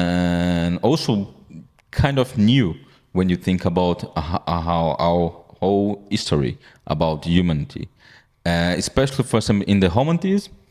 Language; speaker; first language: English; non-native, fluent; Portuguese